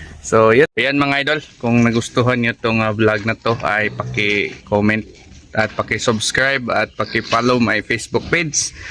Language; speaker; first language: Filipino; non-native, local second language; Cebuano